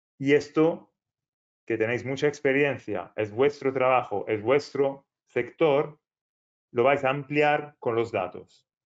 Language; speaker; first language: Spanish; non-native, fluent; Italian